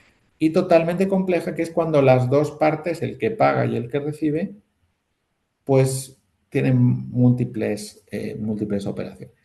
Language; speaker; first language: Spanish; native; Spanish